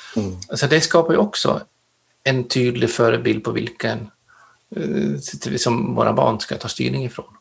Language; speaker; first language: Swedish; native; Swedish